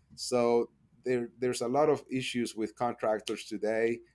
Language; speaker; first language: English; non-native, fluent; Spanish